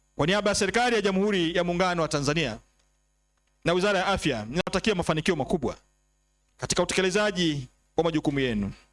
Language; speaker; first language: Swahili; native; Swahili